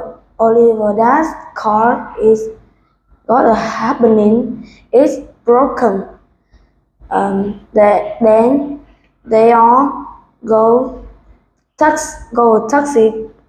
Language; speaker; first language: English; non-native, learner; Vietnamese